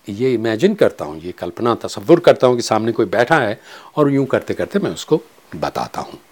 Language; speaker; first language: Hindi; non-native, local second language; Kachhi